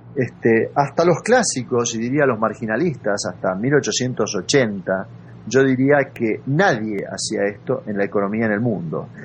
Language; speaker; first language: Spanish; native; Spanish